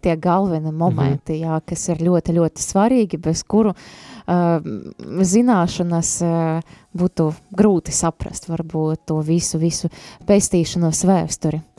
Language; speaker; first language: Latvian; non-native, local second language; Russian